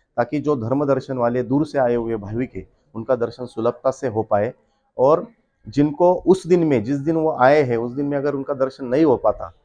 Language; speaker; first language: Hindi; non-native, local second language; Marathi